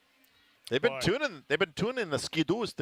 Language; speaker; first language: English; native; English